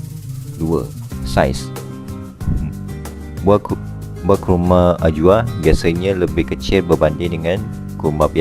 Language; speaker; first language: Malay; native; Malay